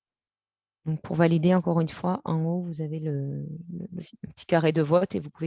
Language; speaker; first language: French; native; French